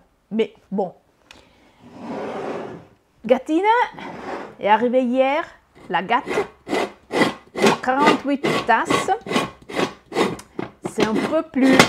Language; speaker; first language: French; non-native, learner; Italian